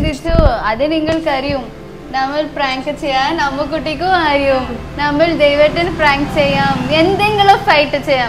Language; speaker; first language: Malayalam; non-native, learner; Tamil